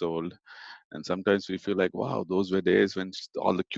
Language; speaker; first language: English; non-native, local second language; Tamil